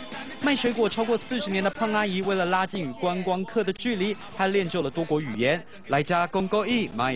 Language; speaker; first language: Chinese; native; Chinese